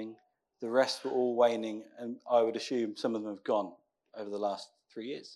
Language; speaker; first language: English; native; English